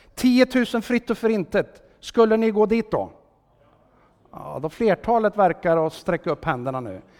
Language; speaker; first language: Swedish; native; Swedish